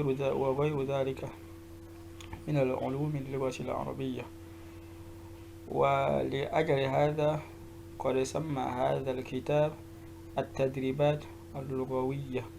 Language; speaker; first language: Arabic; non-native, fluent; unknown